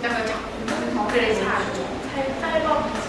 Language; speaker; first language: Korean; early bilingual, heritage; Korean